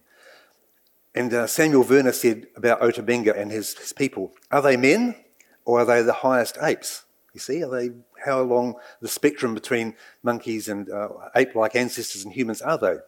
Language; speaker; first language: English; native; English